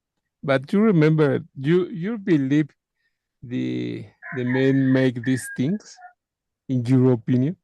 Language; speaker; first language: English; non-native, learner; Spanish